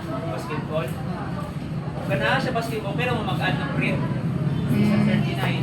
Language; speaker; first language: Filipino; non-native, local second language; Cebuano